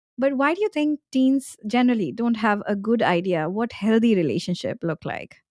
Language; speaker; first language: English; non-native, local second language; Hindi